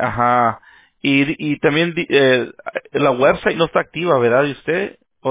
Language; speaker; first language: Spanish; early bilingual, heritage; Spanish